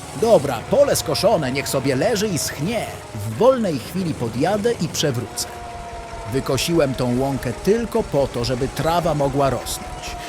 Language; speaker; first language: Polish; native; Polish